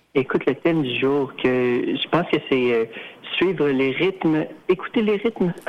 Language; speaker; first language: French; native; French